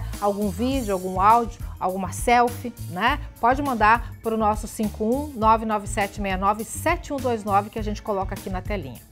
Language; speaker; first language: Portuguese; native; Portuguese